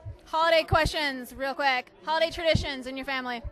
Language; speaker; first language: English; native; English